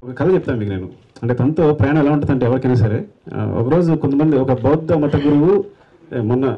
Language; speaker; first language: Telugu; native; Telugu